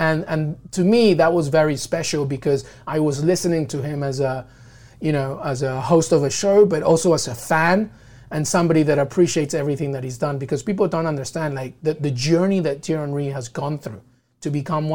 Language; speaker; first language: English; native; English